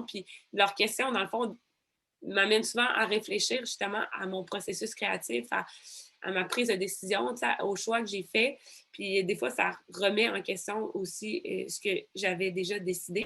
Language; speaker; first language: French; native; French